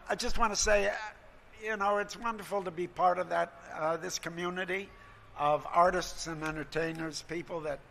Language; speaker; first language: English; native; English